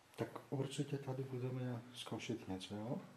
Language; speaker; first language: Czech; non-native, learner; Greek